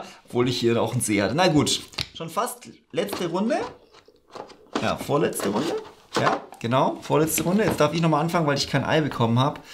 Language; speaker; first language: German; native; German